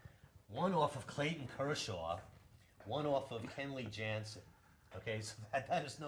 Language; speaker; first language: English; native; English